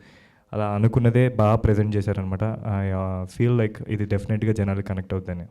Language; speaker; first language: Telugu; native; Telugu